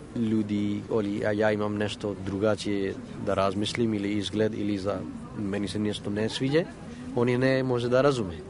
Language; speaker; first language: Croatian; non-native, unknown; Gujarati